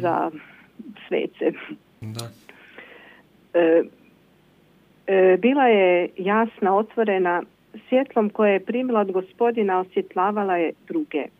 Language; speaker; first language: Croatian; native; Croatian